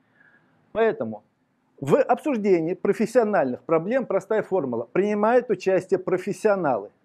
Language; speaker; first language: Russian; native; Russian